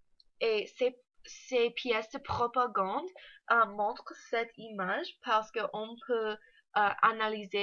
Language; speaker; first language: French; non-native, learner; English